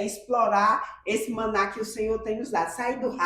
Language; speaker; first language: Portuguese; native; Portuguese